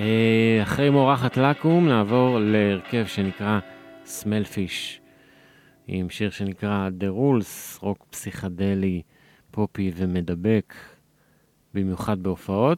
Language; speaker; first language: Hebrew; native; Hebrew